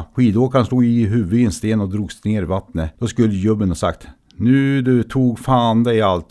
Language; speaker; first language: Swedish; native; Swedish